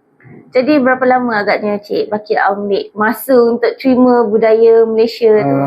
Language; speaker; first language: Malay; native; Malay